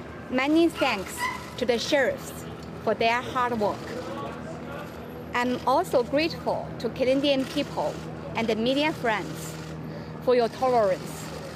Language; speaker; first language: English; non-native, fluent; Chinese